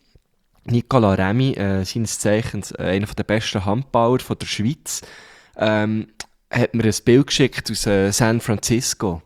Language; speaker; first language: German; native; German